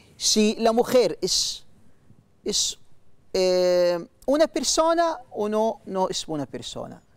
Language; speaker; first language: Spanish; non-native, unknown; Arabic